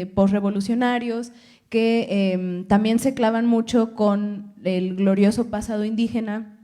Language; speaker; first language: Spanish; early bilingual, other home language; English